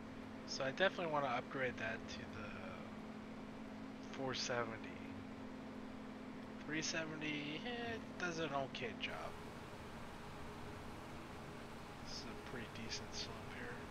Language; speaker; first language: English; native; English